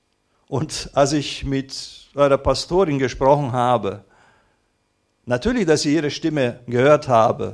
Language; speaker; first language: German; non-native, fluent; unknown